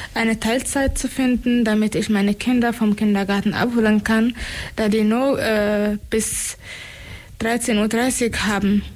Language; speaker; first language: German; non-native, fluent; Tigrinya